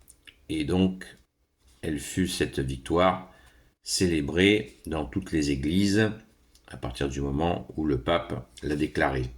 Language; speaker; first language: French; native; French